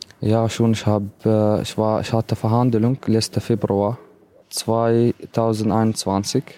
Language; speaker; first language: German; non-native, learner; Arabic